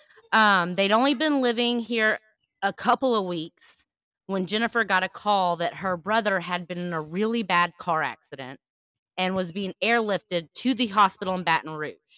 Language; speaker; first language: English; native; English